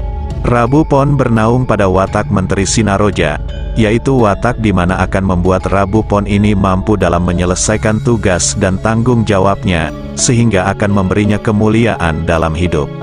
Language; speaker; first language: Indonesian; non-native, local second language; Javanese